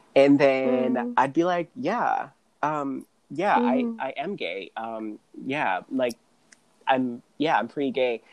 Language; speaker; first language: English; non-native, fluent; Rundi